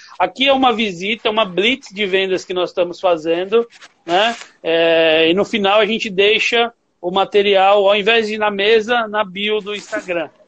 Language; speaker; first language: Portuguese; native; Portuguese